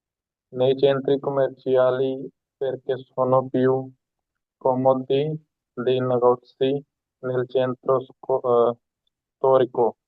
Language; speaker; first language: Italian; non-native, learner; Hindi